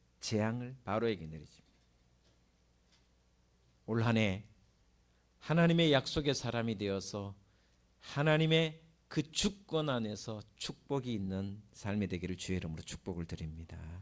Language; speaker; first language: Korean; native; Korean